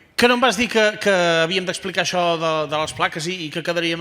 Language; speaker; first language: Catalan; native; Catalan